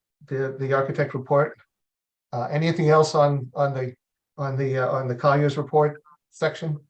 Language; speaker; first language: English; native; English